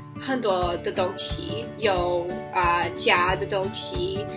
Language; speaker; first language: Chinese; non-native, learner; English